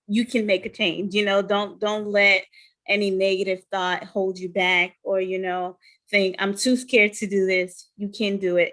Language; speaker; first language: English; non-native, fluent; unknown